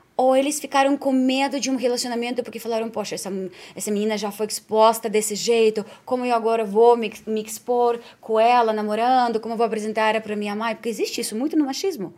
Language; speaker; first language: Portuguese; non-native, fluent; Spanish